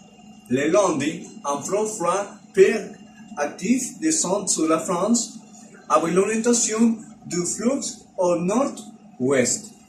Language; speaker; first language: French; non-native, learner; Spanish